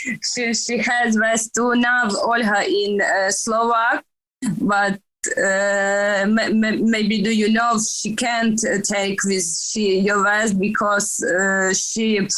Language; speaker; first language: English; non-native, learner; Ukrainian